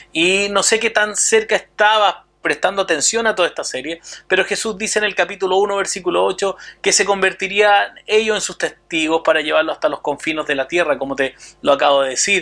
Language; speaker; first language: Spanish; native; Spanish